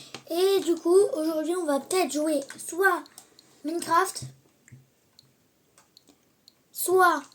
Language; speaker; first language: French; native; French